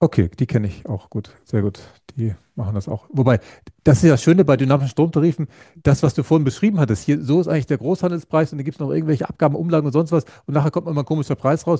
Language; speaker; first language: German; native; German